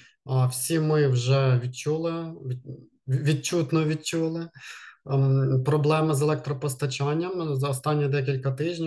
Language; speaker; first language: Ukrainian; native; Ukrainian